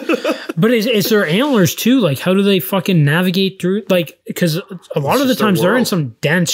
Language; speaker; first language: English; native; English